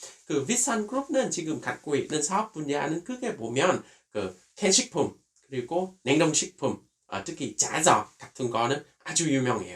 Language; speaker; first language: Korean; non-native, fluent; Vietnamese